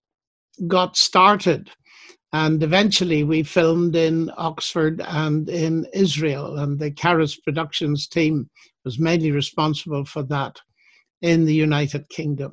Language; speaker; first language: English; native; English